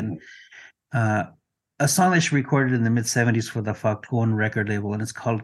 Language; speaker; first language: English; non-native, fluent; Spanish